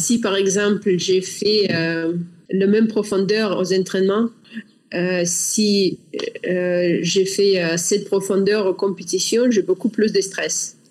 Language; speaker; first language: French; non-native, learner; Russian